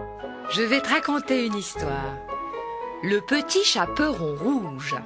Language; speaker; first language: French; native; French